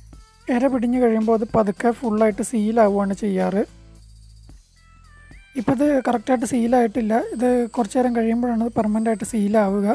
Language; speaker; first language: Malayalam; native; Malayalam